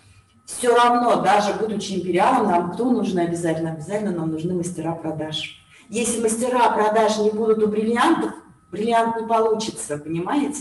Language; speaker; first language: Russian; native; Russian